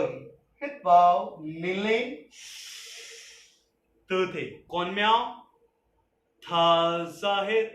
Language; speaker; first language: Vietnamese; non-native, learner; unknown